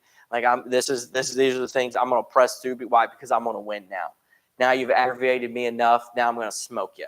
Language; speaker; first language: English; native; English